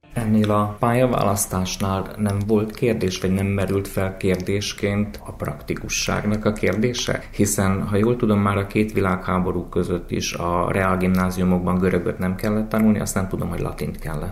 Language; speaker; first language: Hungarian; native; Hungarian